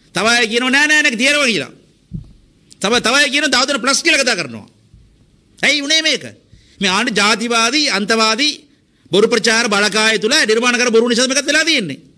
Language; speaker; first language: Sinhala; non-native, local second language; Tamil